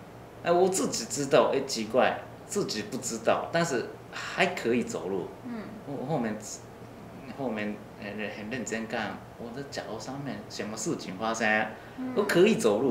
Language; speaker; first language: Chinese; non-native, learner; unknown